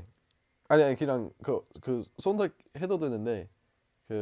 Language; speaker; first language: Korean; non-native, learner; English